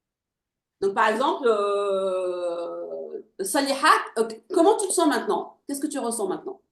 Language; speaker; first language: French; native; French